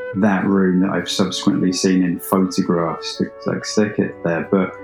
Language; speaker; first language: English; native; English